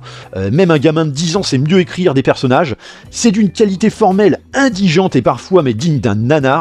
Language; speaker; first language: French; native; French